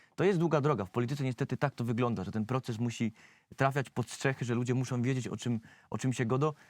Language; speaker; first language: Polish; native; Polish